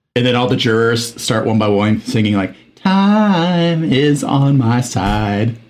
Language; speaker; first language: English; early bilingual, other home language; Spanish